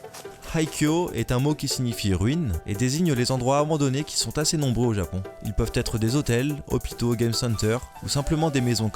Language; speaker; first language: French; native; French